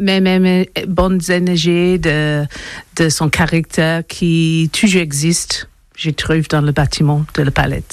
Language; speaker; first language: French; non-native, learner; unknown